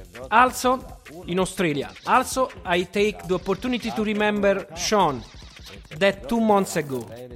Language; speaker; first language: English; non-native, fluent; Italian